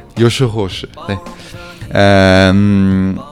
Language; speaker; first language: Chinese; non-native, fluent; French